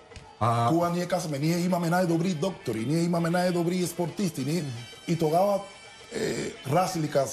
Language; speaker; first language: Bulgarian; non-native, learner; Spanish